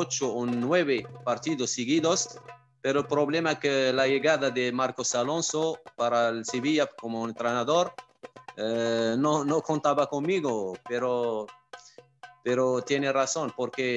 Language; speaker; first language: Spanish; non-native, fluent; Arabic